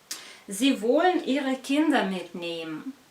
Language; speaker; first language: German; non-native, fluent; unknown